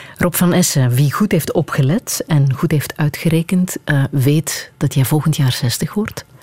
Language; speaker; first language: Dutch; native; Dutch